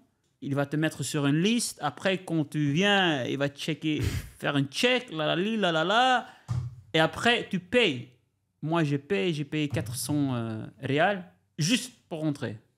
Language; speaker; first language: French; non-native, learner; Albanian